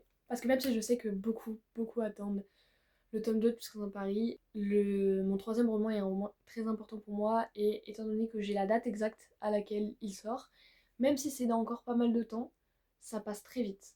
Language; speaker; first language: French; native; French